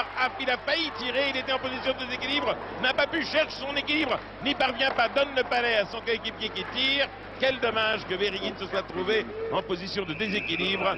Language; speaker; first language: French; native; French